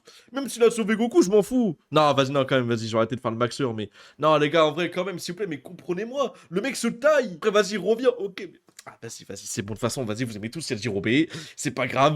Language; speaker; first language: French; native; French